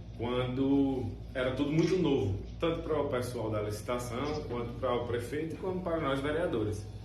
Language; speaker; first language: Portuguese; native; Portuguese